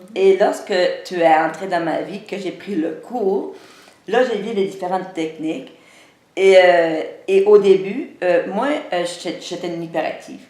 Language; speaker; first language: French; native; French